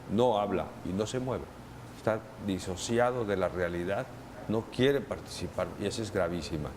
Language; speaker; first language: Spanish; native; Spanish